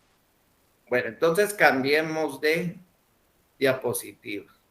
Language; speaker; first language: Spanish; native; Spanish